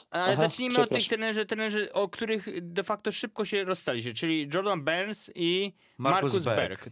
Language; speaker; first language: Polish; native; Polish